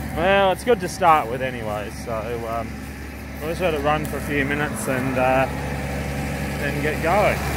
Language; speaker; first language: English; native; English